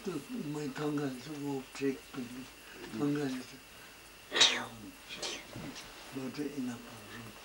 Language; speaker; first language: English; non-native, learner; Tibetan